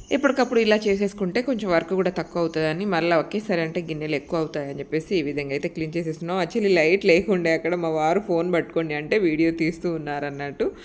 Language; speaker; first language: Telugu; native; Telugu